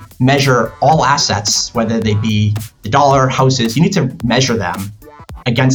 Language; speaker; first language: English; native; English